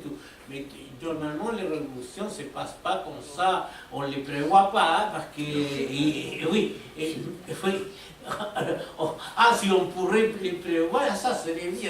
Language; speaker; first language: French; non-native, fluent; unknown